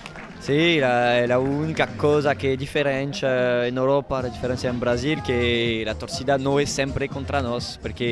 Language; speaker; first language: Portuguese; non-native, learner; Italian